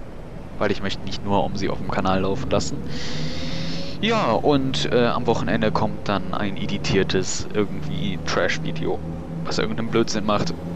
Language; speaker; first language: German; native; German